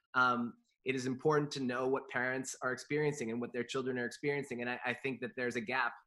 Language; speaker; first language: English; native; English